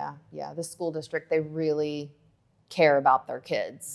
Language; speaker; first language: English; native; English